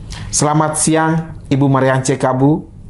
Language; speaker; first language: Indonesian; native; Indonesian